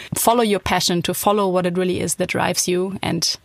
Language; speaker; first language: English; non-native, fluent; German